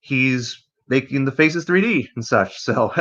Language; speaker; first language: English; native; English